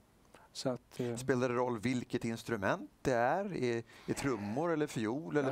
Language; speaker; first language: Swedish; native; Swedish